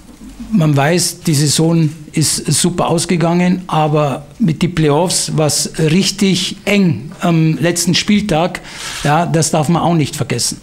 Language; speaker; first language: German; non-native, fluent; Italian